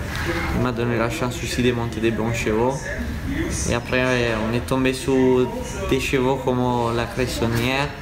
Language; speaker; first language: French; non-native, fluent; Italian